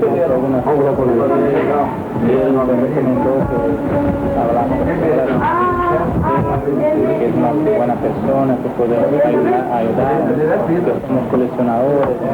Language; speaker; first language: Spanish; non-native, learner; Portuguese